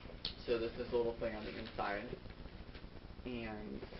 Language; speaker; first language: English; native; English